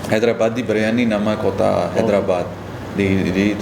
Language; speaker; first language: Indonesian; non-native, learner; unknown